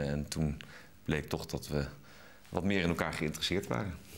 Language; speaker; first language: Dutch; native; Dutch